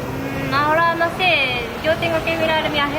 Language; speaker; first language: Spanish; non-native, fluent; Japanese